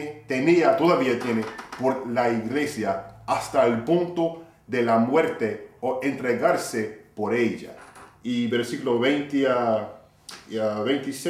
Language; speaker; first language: Spanish; non-native, fluent; English